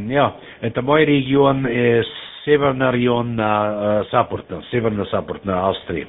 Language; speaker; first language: Russian; non-native, learner; German